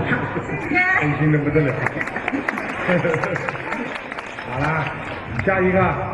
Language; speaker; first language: Chinese; native; Chinese